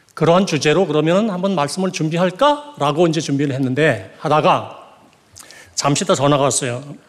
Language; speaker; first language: Korean; native; Korean